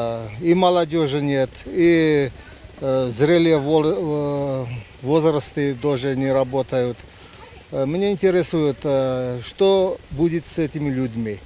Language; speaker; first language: Russian; non-native, local second language; Armenian